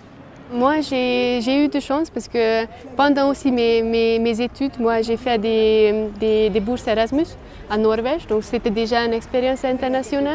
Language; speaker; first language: French; non-native, fluent; Hungarian